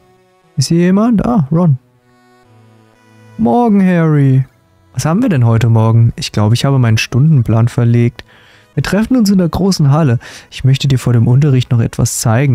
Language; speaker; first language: German; native; German